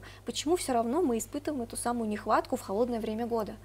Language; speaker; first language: Russian; native; Russian